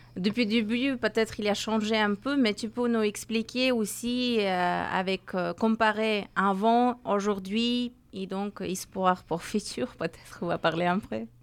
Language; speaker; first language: French; non-native, learner; Persian